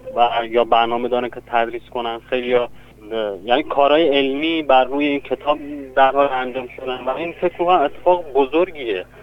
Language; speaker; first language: Persian; non-native, local second language; Kurdish